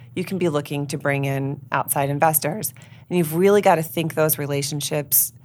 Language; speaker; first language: English; native; English